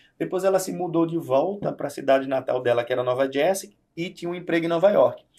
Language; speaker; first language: Portuguese; native; Portuguese